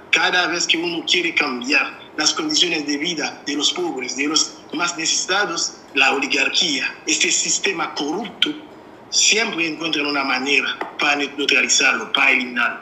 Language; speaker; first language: Spanish; non-native, fluent; Haitian Creole